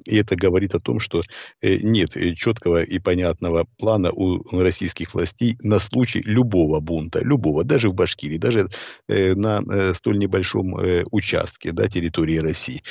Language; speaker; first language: Russian; native; Russian